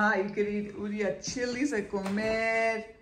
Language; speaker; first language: Spanish; native; Spanish